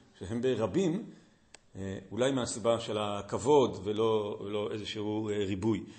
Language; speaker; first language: Hebrew; native; Hebrew